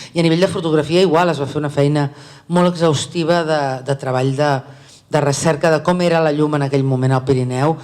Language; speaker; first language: Catalan; native; Catalan